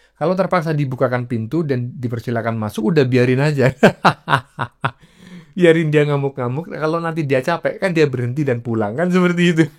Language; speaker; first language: Indonesian; native; Indonesian